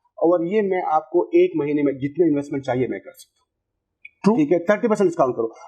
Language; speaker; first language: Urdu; non-native, local second language; Pashto